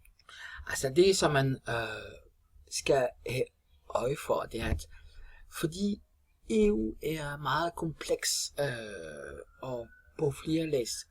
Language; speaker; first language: Danish; non-native, fluent; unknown